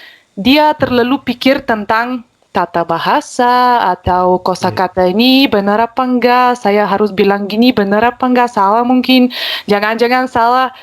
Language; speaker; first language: Indonesian; non-native, fluent; Bulgarian